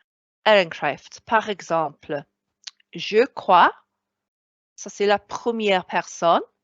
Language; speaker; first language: French; non-native, fluent; Welsh